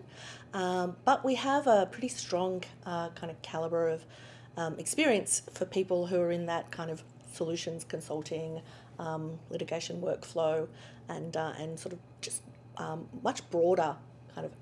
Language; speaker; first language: English; native; English